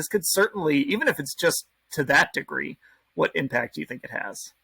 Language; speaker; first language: English; native; English